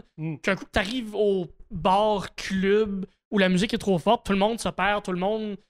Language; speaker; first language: French; native; French